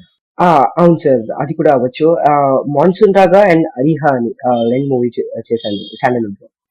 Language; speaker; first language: Telugu; non-native, learner; Kannada